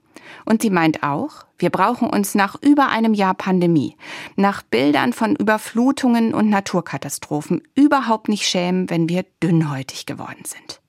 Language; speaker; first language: German; native; German